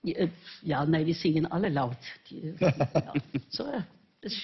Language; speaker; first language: German; non-native, fluent; Norwegian